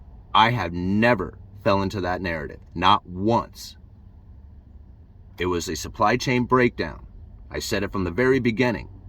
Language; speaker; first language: English; native; English